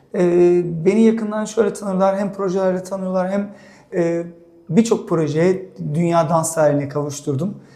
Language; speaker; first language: Turkish; native; Turkish